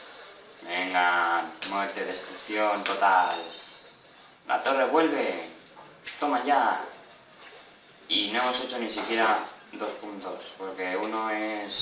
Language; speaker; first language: Spanish; native; Spanish